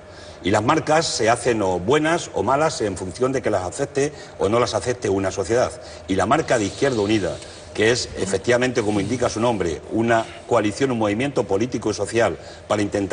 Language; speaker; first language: Spanish; native; Spanish